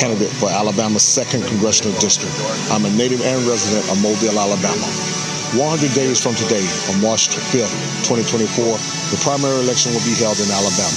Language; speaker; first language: English; native; English